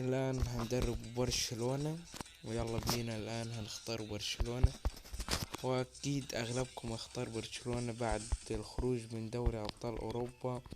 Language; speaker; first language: Arabic; native; Arabic